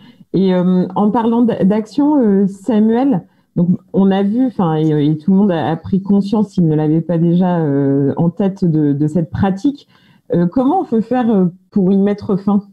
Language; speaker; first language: French; native; French